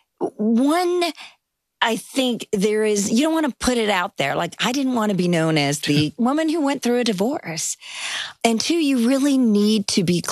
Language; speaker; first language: English; early bilingual, other home language; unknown